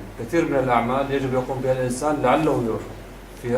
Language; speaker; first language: Arabic; native; Arabic